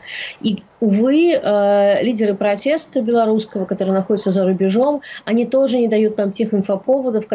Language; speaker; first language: Russian; native; Russian